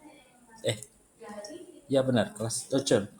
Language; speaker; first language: Indonesian; native; Indonesian